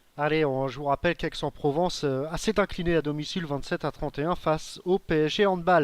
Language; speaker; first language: French; native; French